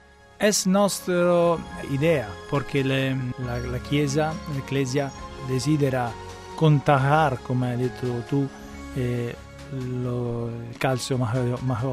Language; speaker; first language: Spanish; non-native, learner; Italian